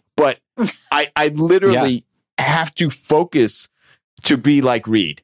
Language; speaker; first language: English; native; English